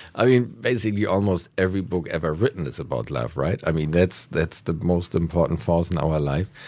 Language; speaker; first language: English; non-native, fluent; German